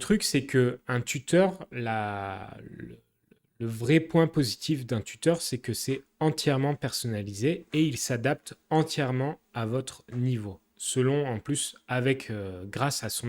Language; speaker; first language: French; native; French